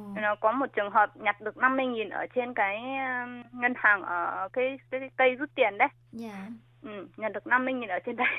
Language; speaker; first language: Vietnamese; native; Vietnamese